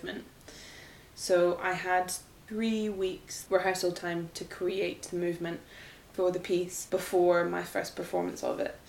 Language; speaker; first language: English; native; English